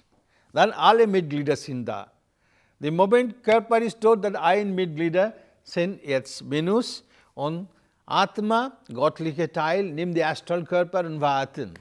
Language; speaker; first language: German; non-native, learner; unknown